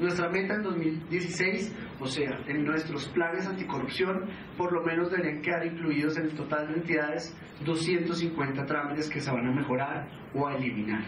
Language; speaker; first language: Spanish; native; Spanish